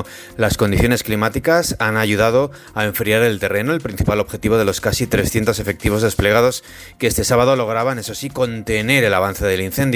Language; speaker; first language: Spanish; native; Spanish